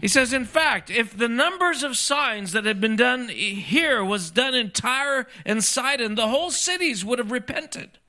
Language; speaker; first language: English; native; English